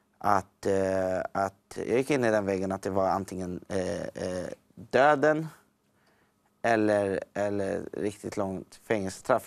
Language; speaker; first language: Swedish; native; Swedish